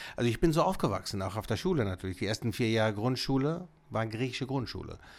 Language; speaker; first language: German; early bilingual, other home language; Greek